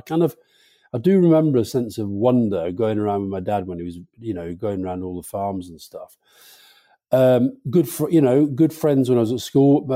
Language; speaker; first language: English; native; English